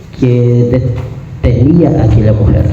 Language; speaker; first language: Spanish; native; Spanish